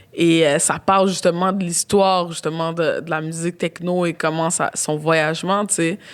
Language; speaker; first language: French; native; French